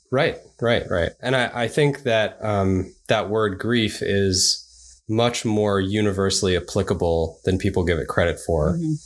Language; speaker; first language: English; native; English